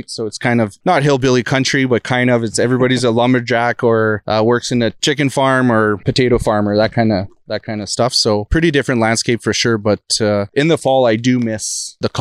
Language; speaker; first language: English; non-native, fluent; French